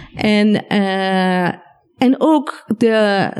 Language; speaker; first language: Dutch; non-native, fluent; Hebrew